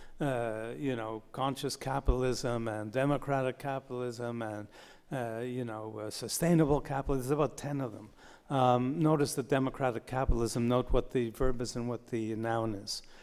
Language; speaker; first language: English; native; English